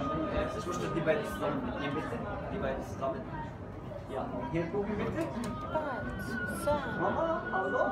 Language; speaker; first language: German; non-native, learner; Arabic